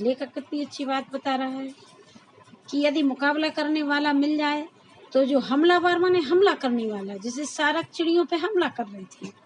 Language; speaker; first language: Hindi; native; Hindi